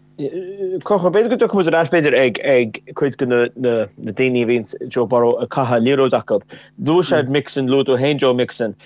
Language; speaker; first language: Irish; native; Irish